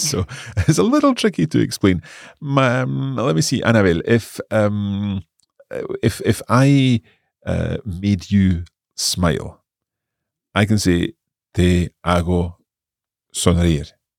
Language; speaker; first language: English; native; English